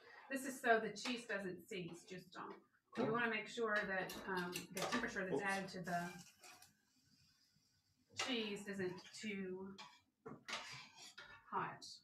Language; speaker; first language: English; native; English